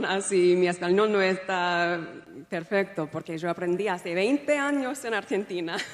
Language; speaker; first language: Spanish; non-native, fluent; English